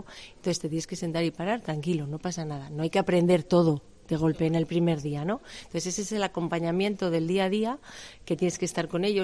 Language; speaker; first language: Spanish; native; Spanish